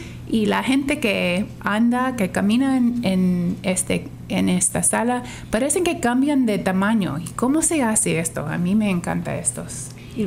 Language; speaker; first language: Spanish; non-native, fluent; English